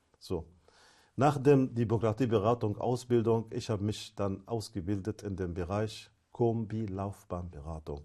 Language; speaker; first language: German; non-native, fluent; Arabic